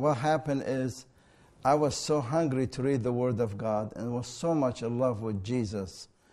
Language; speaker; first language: English; non-native, fluent; Arabic